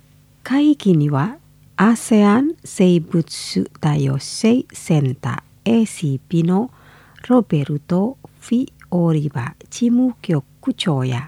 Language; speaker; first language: Japanese; non-native, fluent; Indonesian